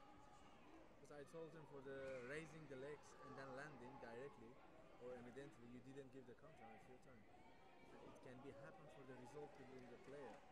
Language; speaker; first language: English; non-native, learner; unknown